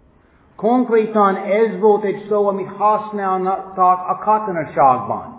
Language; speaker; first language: Hungarian; non-native, fluent; English